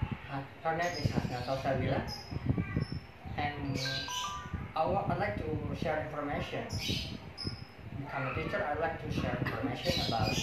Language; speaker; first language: English; non-native, learner; Indonesian